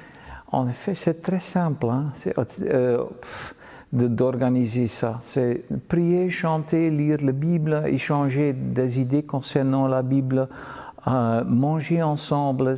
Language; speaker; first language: French; non-native, local second language; Dutch